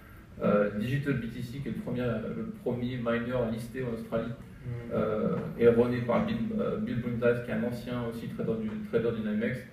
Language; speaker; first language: French; native; French